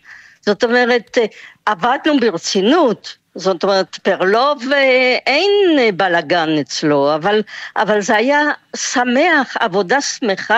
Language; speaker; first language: Hebrew; non-native, fluent; French